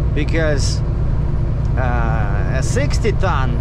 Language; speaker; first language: English; native; English